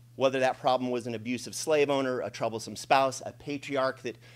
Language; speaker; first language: English; native; English